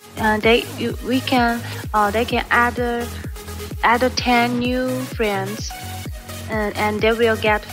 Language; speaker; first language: English; non-native, learner; Chinese